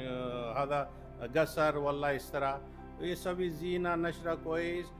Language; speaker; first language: Arabic; non-native, learner; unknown